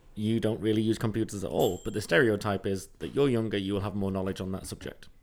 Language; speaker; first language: English; native; English